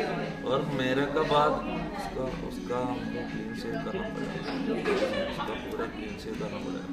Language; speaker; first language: Hindi; non-native, local second language; Malayalam